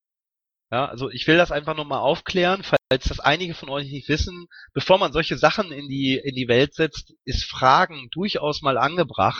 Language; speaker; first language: German; native; German